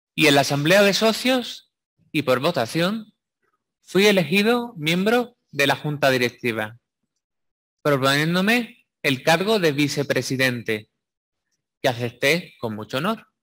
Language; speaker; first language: Spanish; native; Spanish